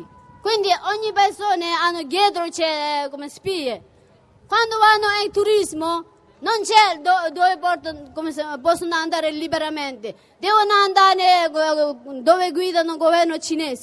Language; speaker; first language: Italian; non-native, fluent; Tibetan